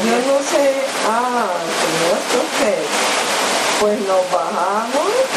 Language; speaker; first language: Spanish; early bilingual, other home language; Japanese